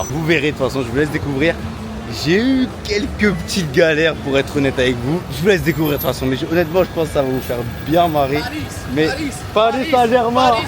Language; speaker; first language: French; native; French